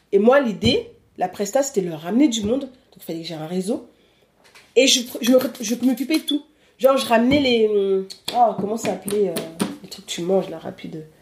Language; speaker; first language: French; early bilingual, other home language; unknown